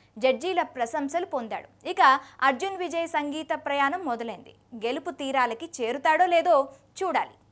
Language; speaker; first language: Telugu; native; Telugu